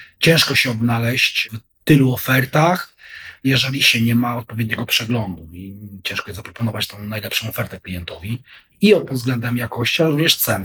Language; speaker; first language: Polish; native; Polish